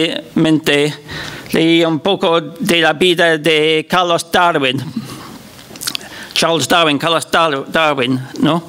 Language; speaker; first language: Spanish; non-native, fluent; English